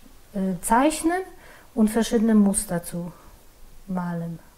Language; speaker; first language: German; non-native, fluent; Polish